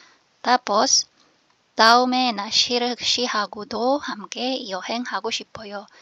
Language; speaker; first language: Korean; non-native, fluent; Filipino